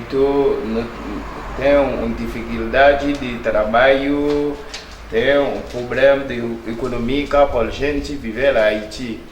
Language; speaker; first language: Portuguese; non-native, learner; Haitian Creole